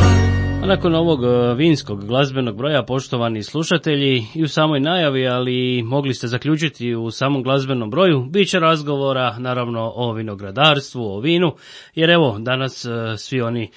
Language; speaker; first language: Croatian; native; Croatian